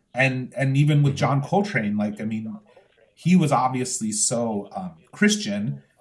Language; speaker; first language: English; native; English